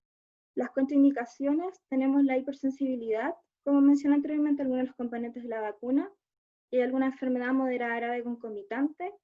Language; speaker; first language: Spanish; native; Spanish